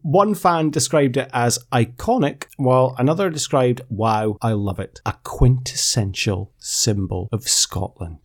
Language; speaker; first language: English; native; English